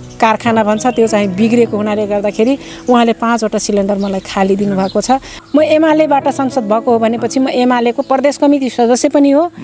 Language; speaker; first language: Nepali; non-native, local second language; Dangaura Tharu